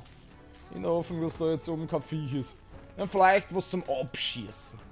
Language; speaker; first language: German; native; German